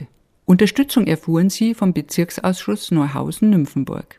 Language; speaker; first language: German; native; German